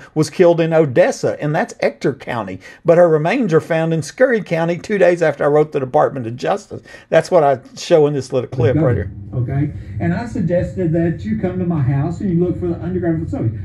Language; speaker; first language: English; native; English